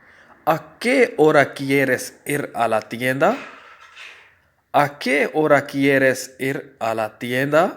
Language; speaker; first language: Spanish; non-native, fluent; Urdu